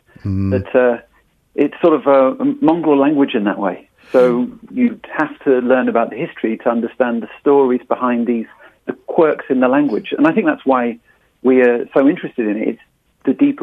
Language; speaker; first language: English; native; English